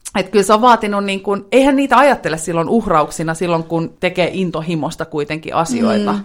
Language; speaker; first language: Finnish; native; Finnish